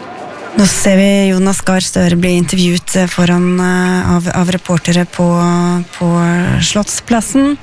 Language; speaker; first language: Norwegian; native; Norwegian